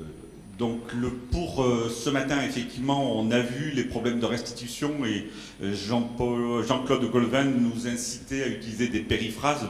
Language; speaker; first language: French; native; French